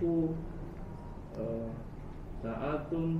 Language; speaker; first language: Arabic; non-native, learner; Indonesian